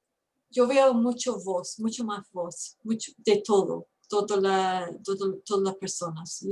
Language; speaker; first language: Spanish; non-native, fluent; English